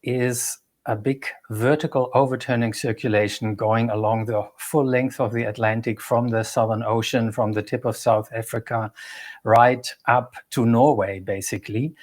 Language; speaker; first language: English; non-native, fluent; German